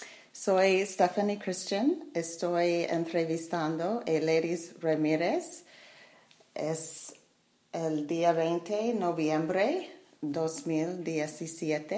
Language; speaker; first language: Spanish; non-native, learner; English